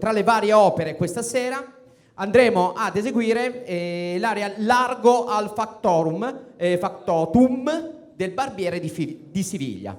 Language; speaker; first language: Italian; native; Italian